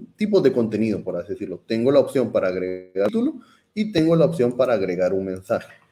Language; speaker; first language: Spanish; native; Spanish